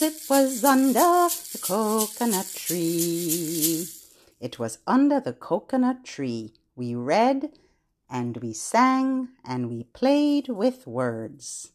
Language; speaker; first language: English; native; English